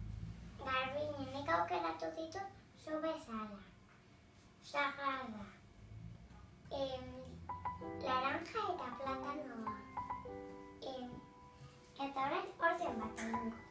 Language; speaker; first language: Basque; non-native, local second language; Spanish